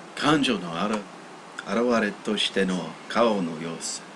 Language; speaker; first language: Japanese; non-native, fluent; English